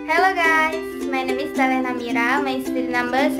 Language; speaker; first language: English; non-native, learner; Indonesian